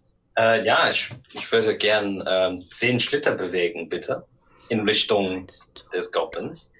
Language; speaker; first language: German; non-native, learner; English